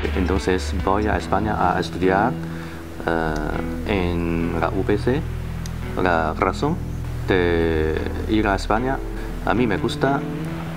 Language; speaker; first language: Spanish; non-native, learner; Chinese